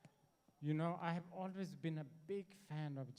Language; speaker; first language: English; non-native, learner; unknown